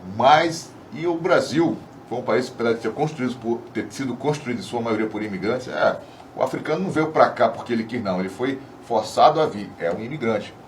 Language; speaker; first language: Portuguese; native; Portuguese